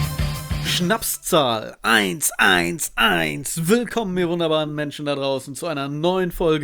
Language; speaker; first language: German; native; German